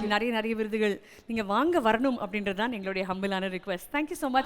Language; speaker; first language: Tamil; native; Tamil